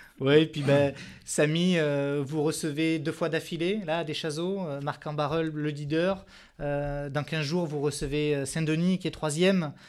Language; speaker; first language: French; native; French